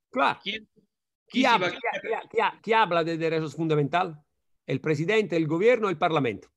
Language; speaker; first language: Spanish; non-native, fluent; Italian